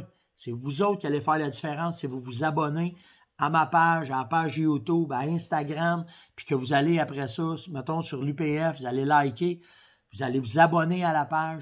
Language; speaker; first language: French; native; French